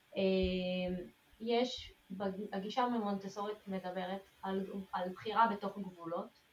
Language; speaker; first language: Hebrew; native; Hebrew